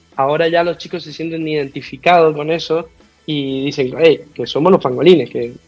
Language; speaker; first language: Spanish; native; Spanish